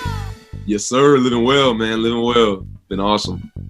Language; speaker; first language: English; native; English